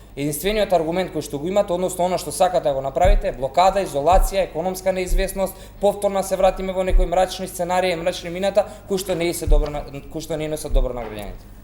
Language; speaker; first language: Macedonian; native; Macedonian